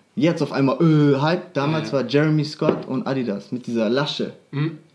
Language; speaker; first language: German; native; German